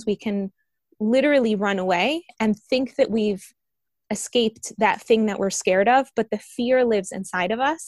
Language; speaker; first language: English; early bilingual, other home language; Spanish